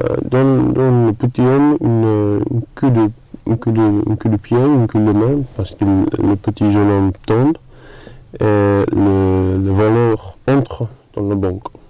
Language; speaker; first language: French; non-native, learner; English